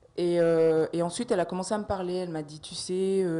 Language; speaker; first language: French; native; French